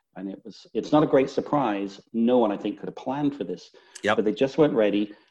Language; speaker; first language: English; native; English